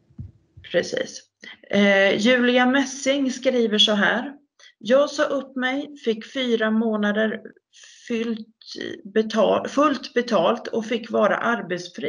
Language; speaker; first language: Swedish; native; Swedish